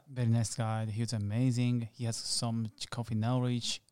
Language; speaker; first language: English; non-native, learner; Japanese